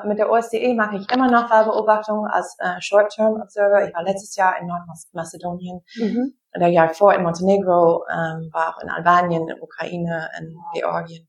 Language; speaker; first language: German; non-native, fluent; English